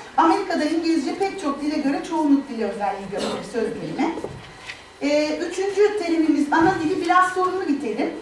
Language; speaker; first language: Turkish; native; Turkish